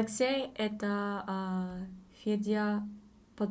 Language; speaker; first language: Russian; non-native, learner; English